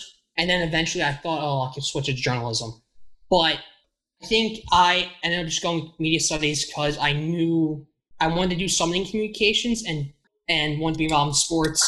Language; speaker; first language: English; native; English